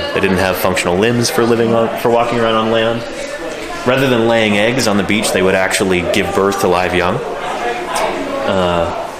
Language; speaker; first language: English; native; English